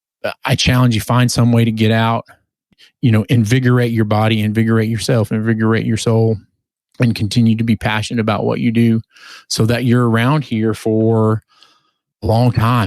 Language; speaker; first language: English; native; English